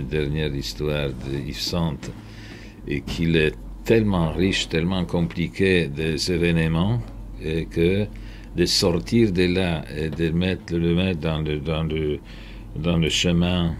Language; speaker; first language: French; non-native, fluent; Polish